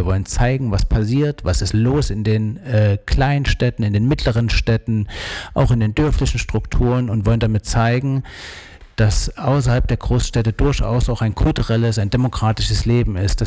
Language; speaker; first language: German; native; German